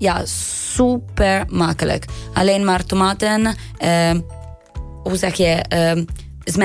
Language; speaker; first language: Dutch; non-native, learner; Italian